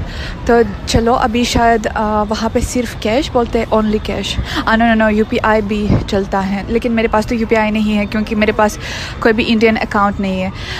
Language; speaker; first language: Hindi; non-native, fluent; Russian